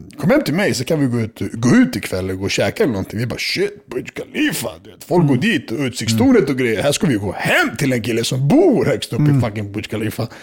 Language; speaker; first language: Swedish; early bilingual, other home language; Serbian